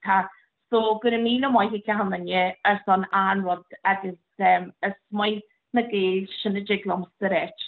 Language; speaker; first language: Irish; native; Irish